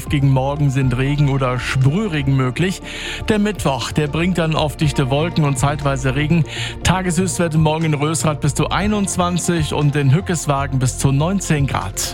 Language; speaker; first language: German; native; German